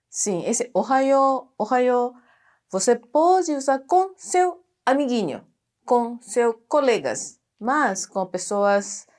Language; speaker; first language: Portuguese; non-native, fluent; Japanese